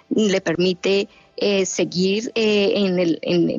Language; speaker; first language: Spanish; native; Spanish